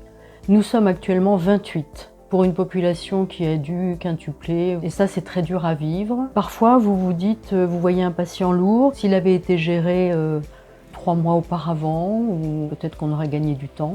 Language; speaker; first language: French; native; French